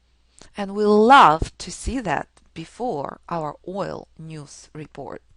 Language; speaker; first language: English; non-native, fluent; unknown